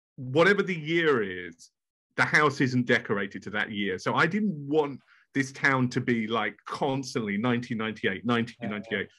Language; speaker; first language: English; native; English